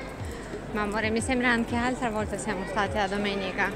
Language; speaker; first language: Italian; non-native, learner; Russian